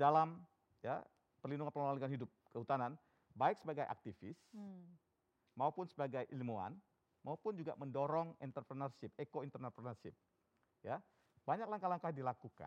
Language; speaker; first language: Indonesian; native; Indonesian